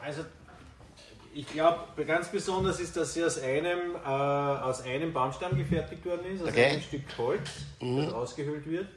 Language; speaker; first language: German; native; German